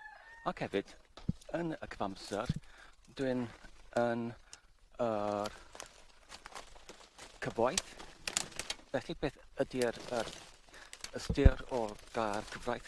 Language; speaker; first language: Welsh; non-native, learner; English